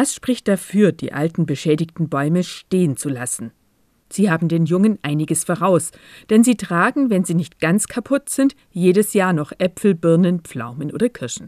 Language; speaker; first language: German; native; German